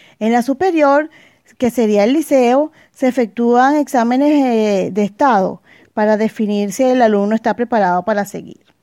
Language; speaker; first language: Spanish; native; Spanish